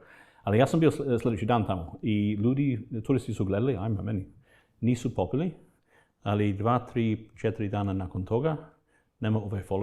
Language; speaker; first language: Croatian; non-native, fluent; English